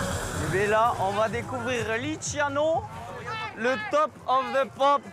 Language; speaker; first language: French; native; French